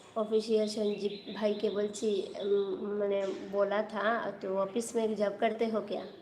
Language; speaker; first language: Hindi; non-native, local second language; Bangla